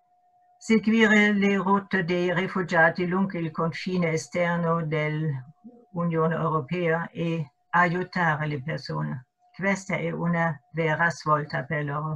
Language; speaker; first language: Italian; non-native, fluent; German